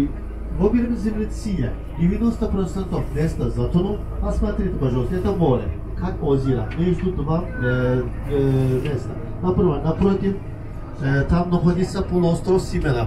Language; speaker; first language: Russian; non-native, learner; Turkish